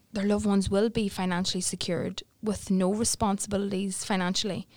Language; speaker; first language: English; native; English